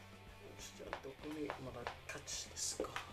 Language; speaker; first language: Japanese; non-native, learner; English